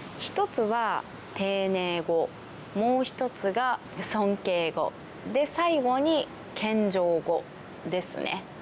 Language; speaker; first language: Japanese; native; Japanese